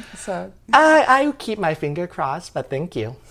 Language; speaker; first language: English; non-native, fluent; Thai